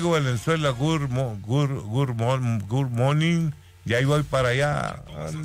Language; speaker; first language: Spanish; native; Spanish